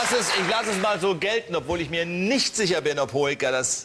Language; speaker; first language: German; native; German